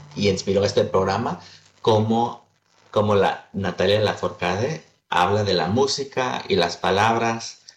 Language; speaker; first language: Spanish; early bilingual, heritage; Spanish